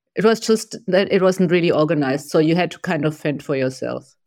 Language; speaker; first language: English; non-native, fluent; German